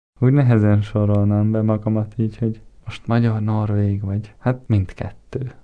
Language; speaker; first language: Hungarian; early bilingual, heritage; Hungarian